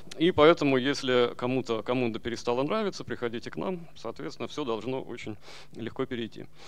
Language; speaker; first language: Russian; native; Russian